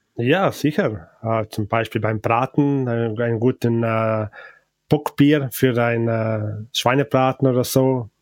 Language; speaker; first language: German; non-native, local second language; Ladin